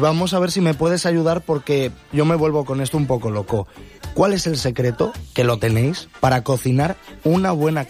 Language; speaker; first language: Spanish; native; Spanish